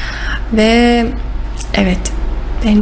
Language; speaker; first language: Turkish; non-native, learner; Russian